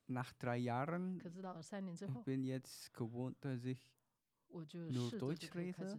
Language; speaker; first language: German; non-native, learner; Chinese